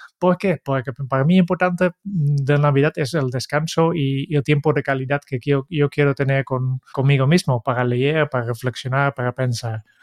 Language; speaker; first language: Spanish; non-native, fluent; Dutch